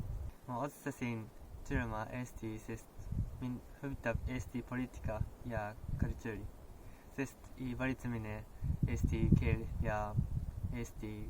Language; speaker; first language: Estonian; non-native, learner; Japanese